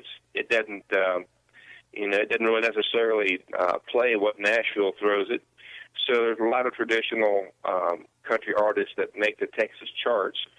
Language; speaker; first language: English; native; English